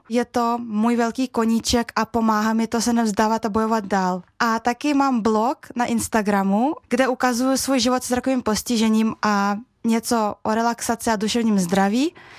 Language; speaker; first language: Czech; early bilingual, other home language; Russian